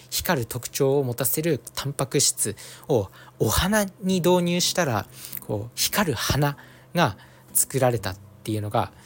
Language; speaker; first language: Japanese; native; Japanese